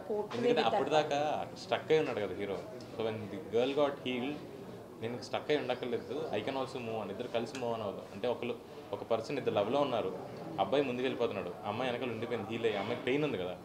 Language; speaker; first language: Telugu; native; Telugu